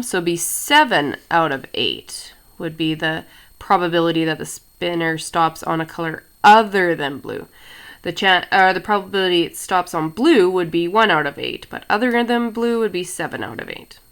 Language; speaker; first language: English; native; English